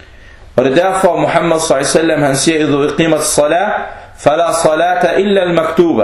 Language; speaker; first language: Danish; non-native, fluent; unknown